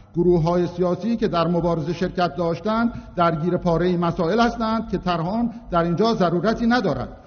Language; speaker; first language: Persian; non-native, local second language; Azerbaijani